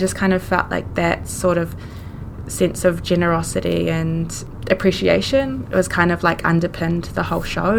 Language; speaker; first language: English; native; English